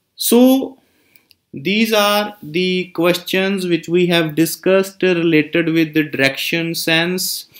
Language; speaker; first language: English; non-native, local second language; Punjabi